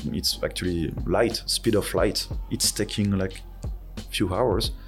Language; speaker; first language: English; non-native, fluent; French